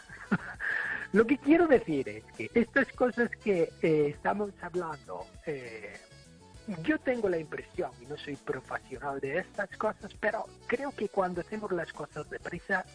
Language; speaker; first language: Spanish; non-native, fluent; English